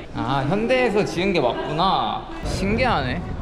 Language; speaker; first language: Korean; native; Korean